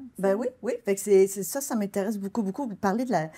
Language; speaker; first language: French; native; French